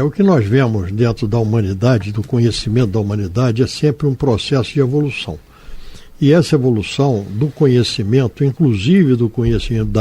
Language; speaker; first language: Portuguese; native; Portuguese